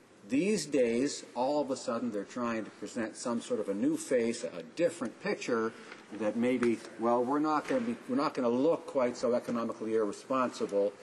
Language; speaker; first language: English; native; English